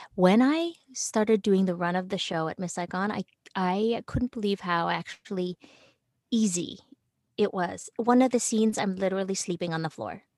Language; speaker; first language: English; native; English